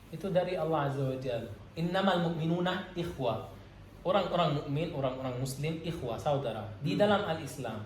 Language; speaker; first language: Indonesian; non-native, learner; Arabic